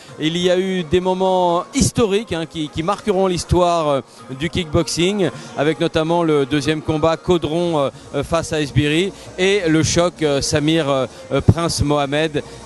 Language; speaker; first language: French; native; French